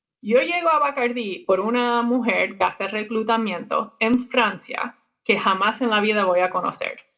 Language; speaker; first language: Spanish; non-native, fluent; English